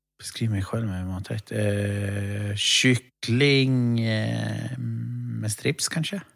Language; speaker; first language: Swedish; early bilingual, other home language; Romany